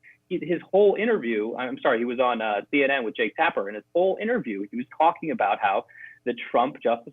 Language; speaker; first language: English; native; English